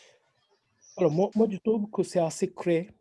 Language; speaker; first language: French; non-native, fluent; Japanese